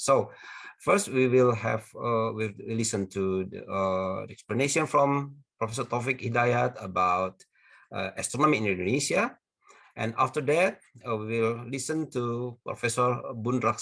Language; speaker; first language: English; non-native, fluent; Indonesian